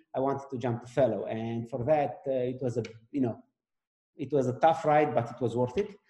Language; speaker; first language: English; non-native, fluent; Romanian